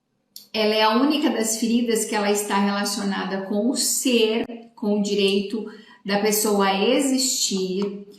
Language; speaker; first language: Portuguese; native; Portuguese